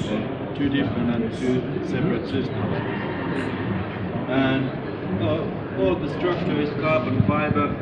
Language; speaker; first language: English; non-native, fluent; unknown